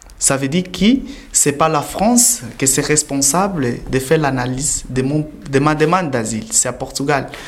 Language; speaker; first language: French; non-native, learner; Portuguese